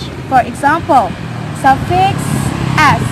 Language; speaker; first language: English; non-native, learner; Indonesian